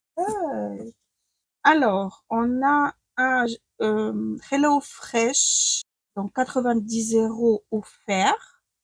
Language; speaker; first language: French; non-native, fluent; Ukrainian